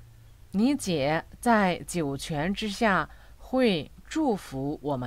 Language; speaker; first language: Chinese; non-native, fluent; Korean